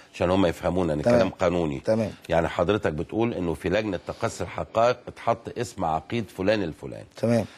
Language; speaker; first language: Arabic; native; Arabic